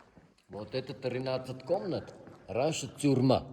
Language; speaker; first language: Russian; non-native, learner; Armenian